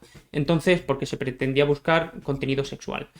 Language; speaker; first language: Spanish; native; Spanish